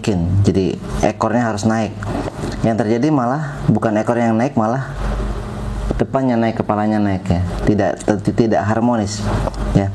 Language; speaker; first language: Indonesian; native; Indonesian